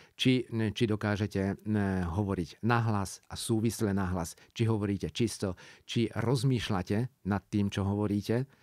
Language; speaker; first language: Slovak; non-native, local second language; Hungarian